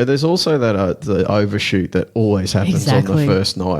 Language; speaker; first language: English; native; English